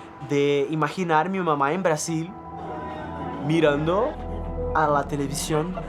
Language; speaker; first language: Spanish; non-native, fluent; Portuguese